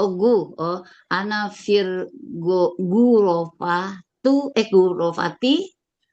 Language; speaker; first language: Arabic; non-native, learner; Indonesian